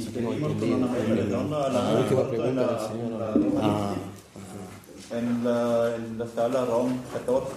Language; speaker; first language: Spanish; non-native, fluent; German